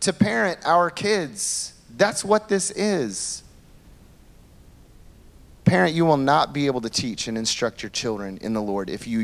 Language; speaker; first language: English; native; English